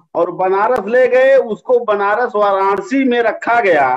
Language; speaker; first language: Hindi; native; Hindi